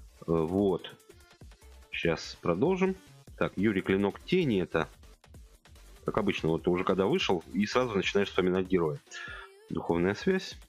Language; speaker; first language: Russian; native; Russian